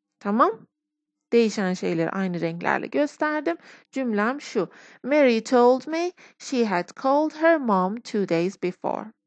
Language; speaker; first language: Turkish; non-native, fluent; Persian